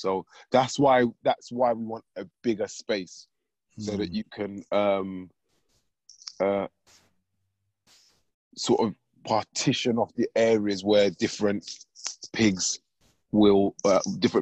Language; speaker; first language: English; native; English